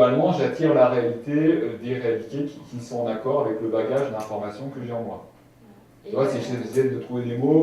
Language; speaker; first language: French; native; French